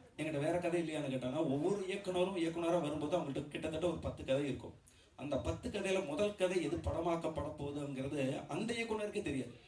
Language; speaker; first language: Tamil; native; Tamil